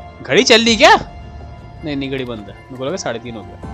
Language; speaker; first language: Hindi; native; Hindi